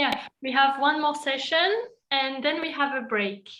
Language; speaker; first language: English; non-native, fluent; French